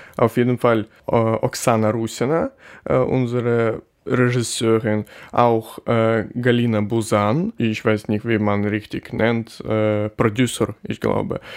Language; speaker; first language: German; non-native, learner; Ukrainian